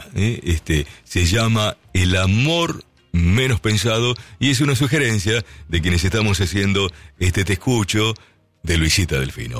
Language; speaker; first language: Spanish; native; Spanish